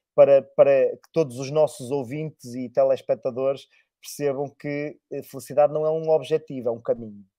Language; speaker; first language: Portuguese; native; Portuguese